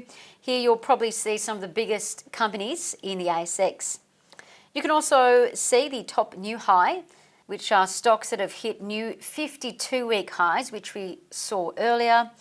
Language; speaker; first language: English; native; English